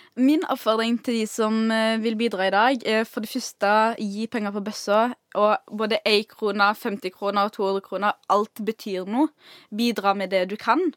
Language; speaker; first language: Norwegian; early bilingual, other home language; Arabic